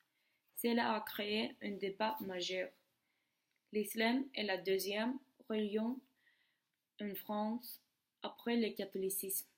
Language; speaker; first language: French; non-native, learner; Swedish